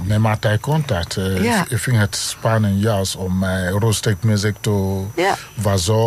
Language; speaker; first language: Dutch; non-native, learner; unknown